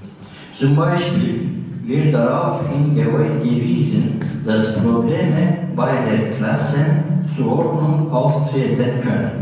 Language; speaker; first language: German; non-native, learner; Turkish